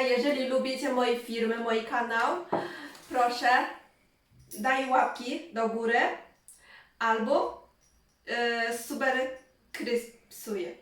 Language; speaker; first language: Polish; non-native, learner; Chinese